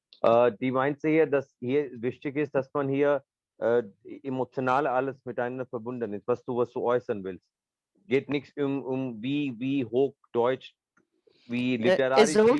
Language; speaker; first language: German; non-native, learner; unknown